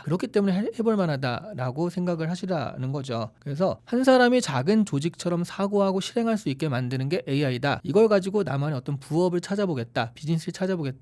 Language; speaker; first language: Korean; native; Korean